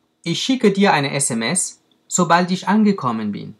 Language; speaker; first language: German; non-native, fluent; French